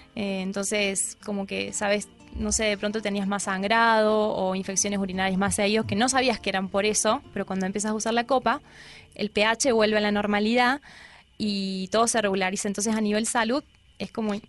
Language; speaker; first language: Spanish; native; Spanish